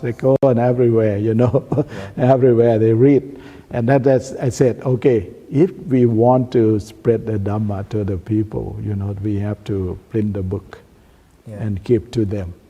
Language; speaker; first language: English; non-native, learner; Thai